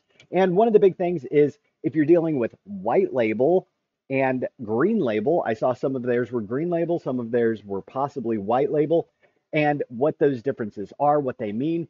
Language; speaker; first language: English; native; English